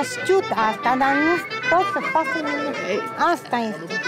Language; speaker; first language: Romanian; non-native, learner; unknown